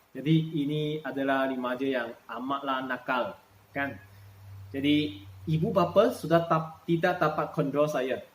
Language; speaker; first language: Malay; non-native, local second language; Chinese